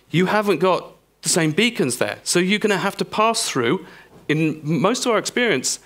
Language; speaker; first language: English; native; English